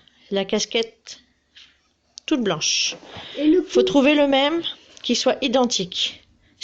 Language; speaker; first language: French; native; French